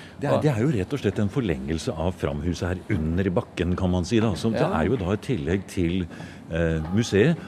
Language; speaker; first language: Norwegian; native; Norwegian